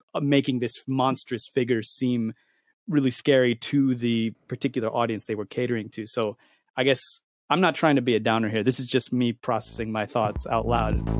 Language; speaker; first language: English; native; English